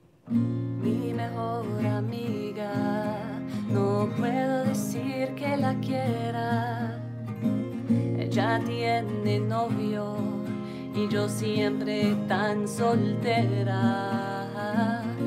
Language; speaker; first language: Spanish; non-native, learner; English